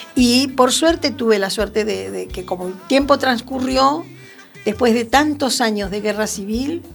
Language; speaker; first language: Spanish; native; Spanish